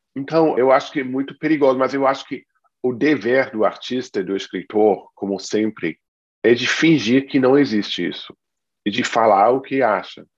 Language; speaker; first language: Portuguese; non-native, fluent; English